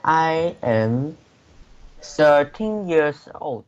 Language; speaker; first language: English; non-native, learner; Chinese